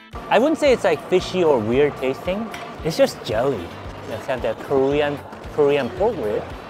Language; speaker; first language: English; non-native, fluent; Korean